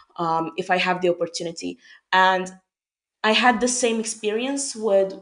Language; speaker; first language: English; non-native, fluent; Hungarian